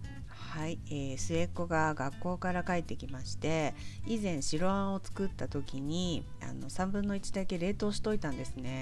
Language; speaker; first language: Japanese; native; Japanese